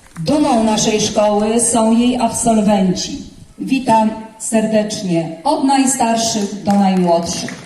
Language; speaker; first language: Polish; native; Polish